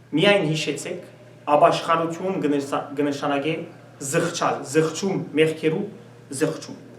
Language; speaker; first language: Armenian; native; Armenian